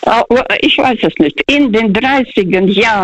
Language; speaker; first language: German; early bilingual, heritage; German